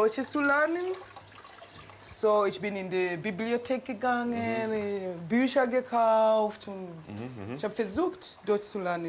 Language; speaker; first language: German; non-native, learner; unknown